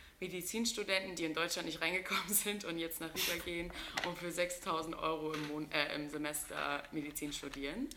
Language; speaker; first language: German; native; German